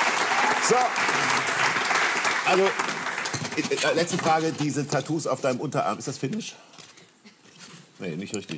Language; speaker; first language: German; native; German